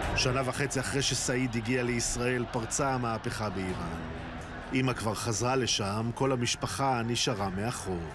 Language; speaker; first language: Hebrew; native; Hebrew